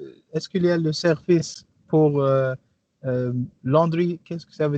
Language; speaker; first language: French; non-native, learner; English